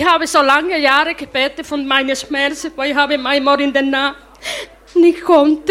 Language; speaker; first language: German; non-native, learner; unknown